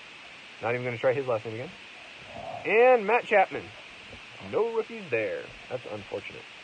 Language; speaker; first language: English; native; English